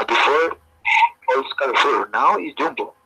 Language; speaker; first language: English; non-native, learner; Spanish